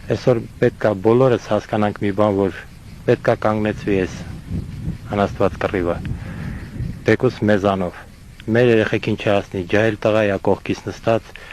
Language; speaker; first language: Armenian; non-native, fluent; Estonian